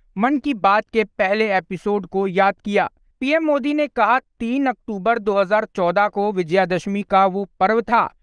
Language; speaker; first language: Hindi; native; Hindi